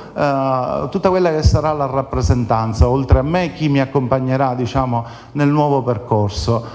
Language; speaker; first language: Italian; native; Italian